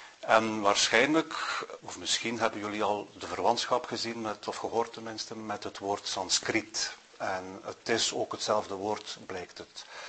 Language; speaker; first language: Dutch; native; Dutch